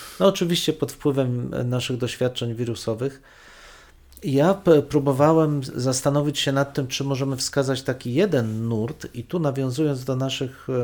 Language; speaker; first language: Polish; native; Polish